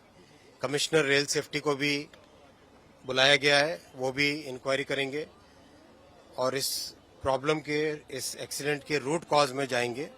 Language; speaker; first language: Hindi; native; Hindi